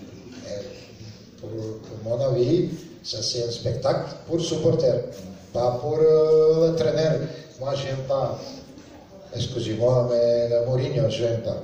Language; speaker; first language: French; non-native, learner; Serbian